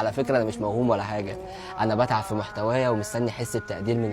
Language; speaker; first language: Arabic; native; Arabic